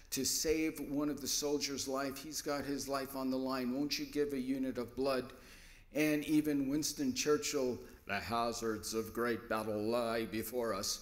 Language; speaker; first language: English; native; English